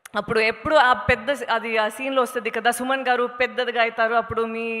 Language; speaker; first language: Telugu; non-native, fluent; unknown